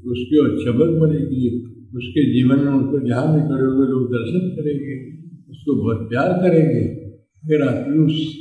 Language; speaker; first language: Hindi; native; Hindi